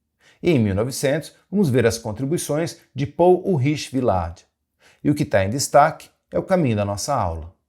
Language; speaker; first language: Portuguese; native; Portuguese